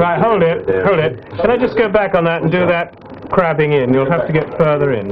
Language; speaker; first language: English; native; English